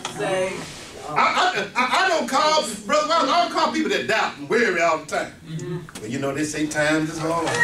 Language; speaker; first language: English; native; English